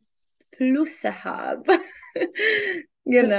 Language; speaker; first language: German; non-native, fluent; Hungarian